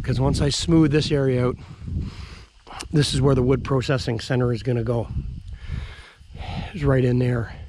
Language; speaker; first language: English; native; English